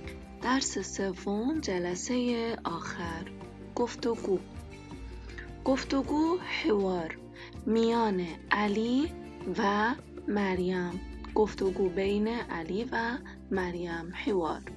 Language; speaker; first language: Persian; non-native, fluent; Arabic